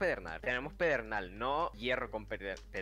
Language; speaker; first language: Spanish; native; Spanish